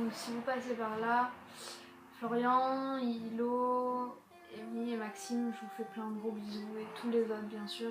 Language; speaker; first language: French; native; French